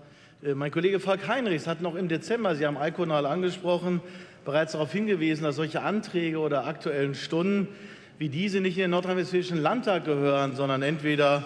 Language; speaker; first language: German; native; German